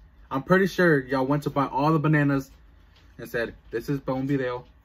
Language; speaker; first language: English; early bilingual, other home language; Spanish